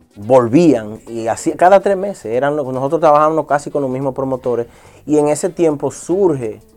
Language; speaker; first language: Spanish; early bilingual, heritage; Spanish